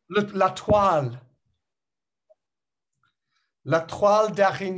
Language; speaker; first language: French; non-native, learner; English